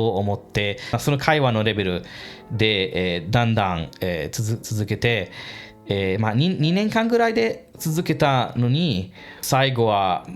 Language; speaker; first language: Japanese; non-native, fluent; English